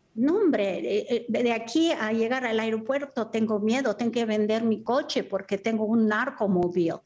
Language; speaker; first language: Spanish; early bilingual, heritage; Spanish